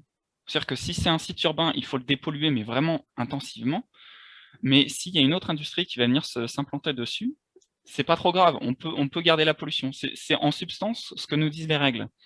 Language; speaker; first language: French; native; French